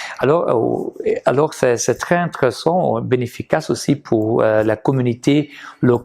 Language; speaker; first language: French; non-native, fluent; Dutch